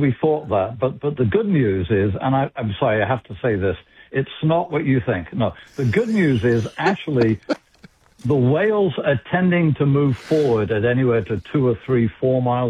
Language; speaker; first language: English; native; English